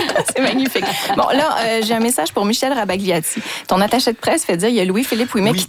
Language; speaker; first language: French; native; French